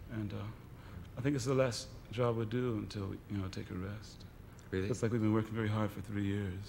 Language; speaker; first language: English; native; English